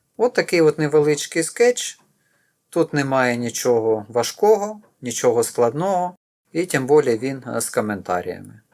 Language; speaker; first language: Ukrainian; non-native, local second language; Russian